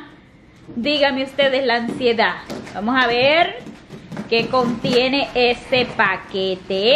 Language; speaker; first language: Spanish; native; Spanish